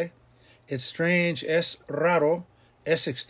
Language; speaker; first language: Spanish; non-native, fluent; English